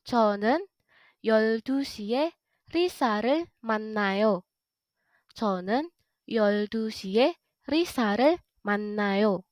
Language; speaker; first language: Korean; non-native, fluent; Indonesian